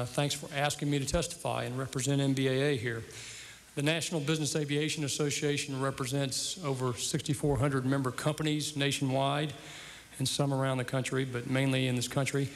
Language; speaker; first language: English; native; English